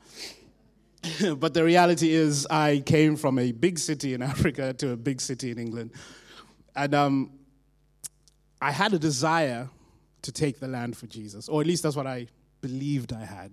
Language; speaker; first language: English; non-native, local second language; Shona